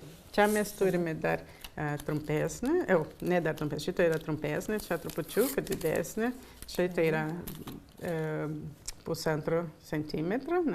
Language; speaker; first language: Lithuanian; early bilingual, heritage; Lithuanian